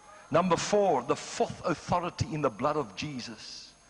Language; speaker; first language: English; non-native, local second language; Afrikaans